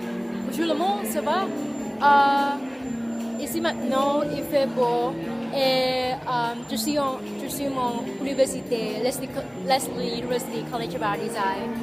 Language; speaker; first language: French; non-native, learner; Vietnamese